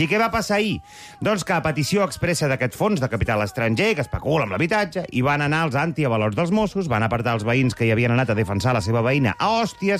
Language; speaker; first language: Catalan; native; Catalan